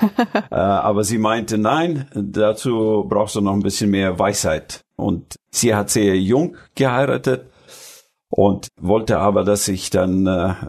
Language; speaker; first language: German; early bilingual, other home language; Russian